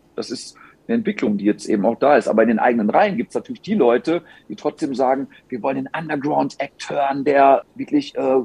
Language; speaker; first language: German; native; German